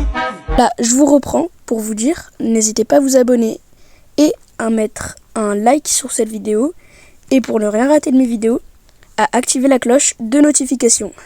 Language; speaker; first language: French; native; French